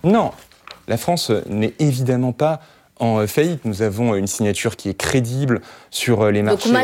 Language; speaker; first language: French; native; French